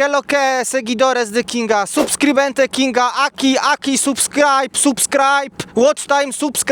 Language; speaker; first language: Spanish; non-native, learner; Polish